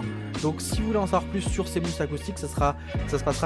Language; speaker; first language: French; native; French